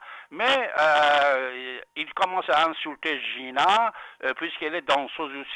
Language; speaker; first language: French; non-native, fluent; Persian